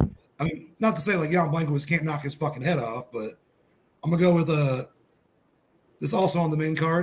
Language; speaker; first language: English; native; English